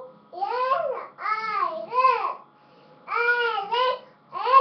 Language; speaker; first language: English; non-native, learner; Japanese